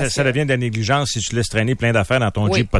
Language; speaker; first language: French; native; French